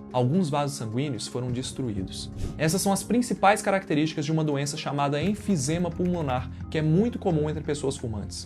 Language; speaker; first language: Portuguese; native; Portuguese